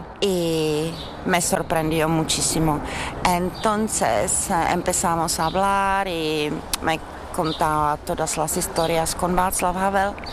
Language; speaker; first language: Spanish; non-native, fluent; Czech